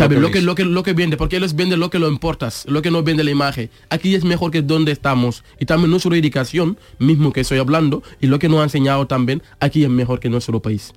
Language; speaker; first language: Spanish; non-native, fluent; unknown